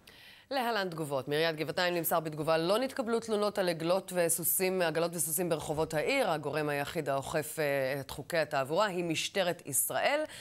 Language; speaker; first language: Hebrew; native; Hebrew